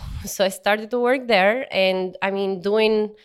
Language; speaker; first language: English; non-native, fluent; Albanian